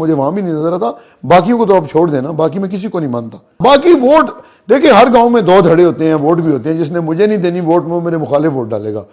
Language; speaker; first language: Urdu; non-native, local second language; Punjabi